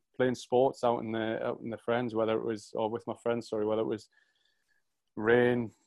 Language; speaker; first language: English; native; English